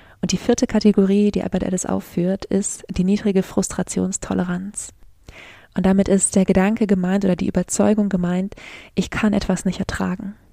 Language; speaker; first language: German; native; German